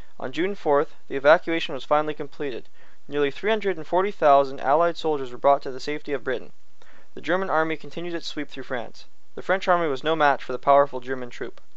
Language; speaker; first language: English; native; English